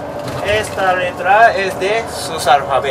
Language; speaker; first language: Spanish; non-native, learner; Japanese